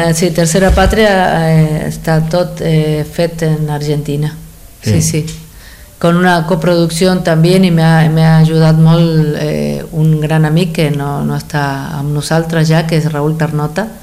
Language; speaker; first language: Catalan; non-native, fluent; Spanish